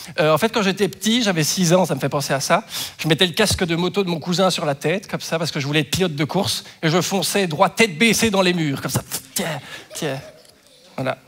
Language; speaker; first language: French; native; French